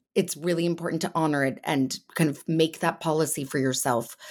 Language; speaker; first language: English; native; English